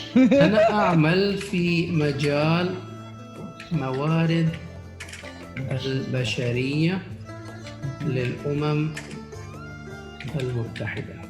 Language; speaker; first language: Arabic; non-native, fluent; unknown